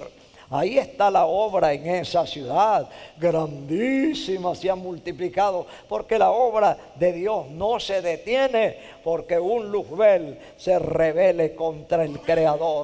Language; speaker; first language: Spanish; native; Spanish